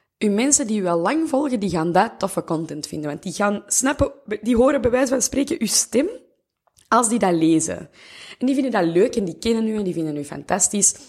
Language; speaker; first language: Dutch; native; Dutch